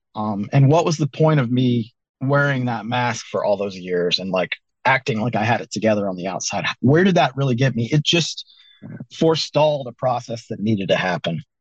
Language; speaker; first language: English; native; English